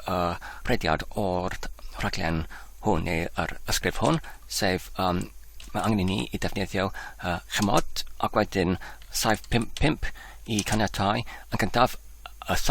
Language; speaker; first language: Welsh; non-native, fluent; English